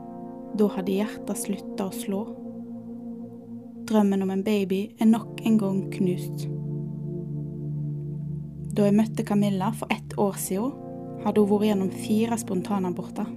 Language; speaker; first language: Norwegian; native; Norwegian